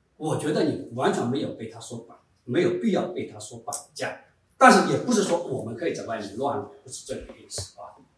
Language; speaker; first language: Chinese; native; Chinese